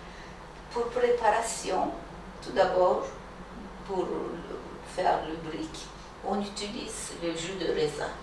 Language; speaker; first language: French; non-native, fluent; Turkish